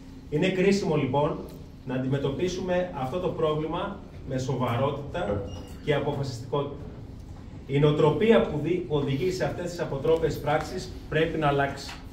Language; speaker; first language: Greek; native; Greek